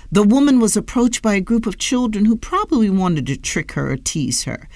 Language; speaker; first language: English; native; English